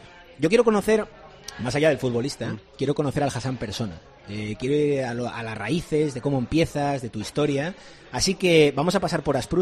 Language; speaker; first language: Spanish; native; Spanish